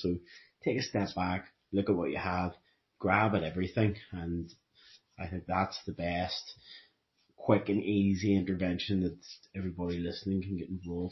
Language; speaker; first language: English; native; English